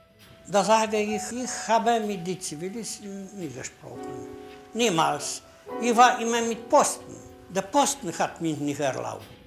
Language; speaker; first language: German; non-native, learner; Polish